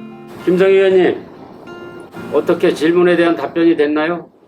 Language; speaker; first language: Korean; native; Korean